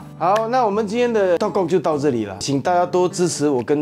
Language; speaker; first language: Chinese; native; Chinese